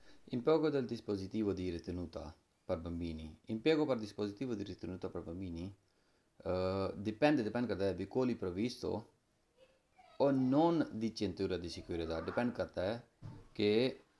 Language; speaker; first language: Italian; non-native, learner; Punjabi